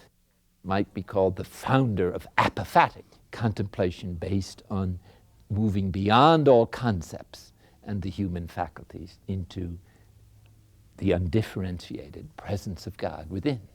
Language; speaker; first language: English; native; English